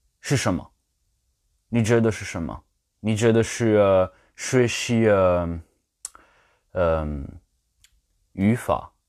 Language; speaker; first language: Chinese; non-native, learner; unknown